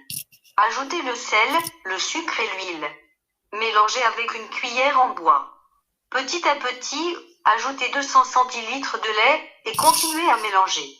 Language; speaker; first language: French; native; French